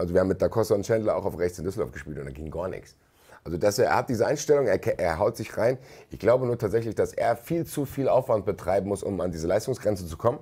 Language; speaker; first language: German; native; German